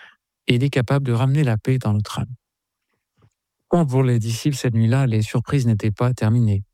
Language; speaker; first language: French; native; French